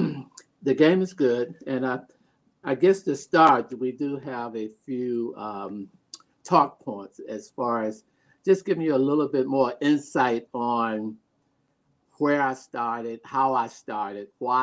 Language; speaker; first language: English; native; English